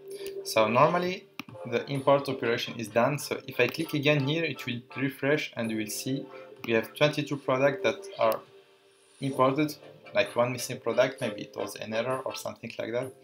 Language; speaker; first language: English; non-native, fluent; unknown